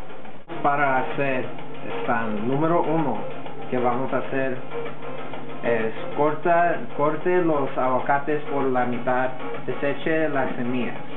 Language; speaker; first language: Spanish; non-native, learner; English